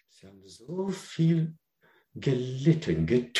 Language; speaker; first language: German; non-native, learner; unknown